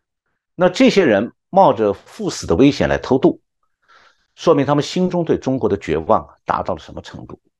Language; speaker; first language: Chinese; native; Chinese